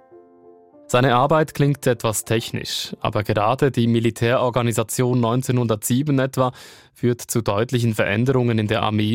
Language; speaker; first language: German; native; German